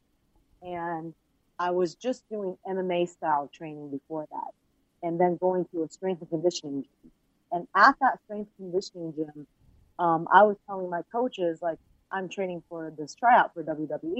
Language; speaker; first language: English; early bilingual, other home language; Chinese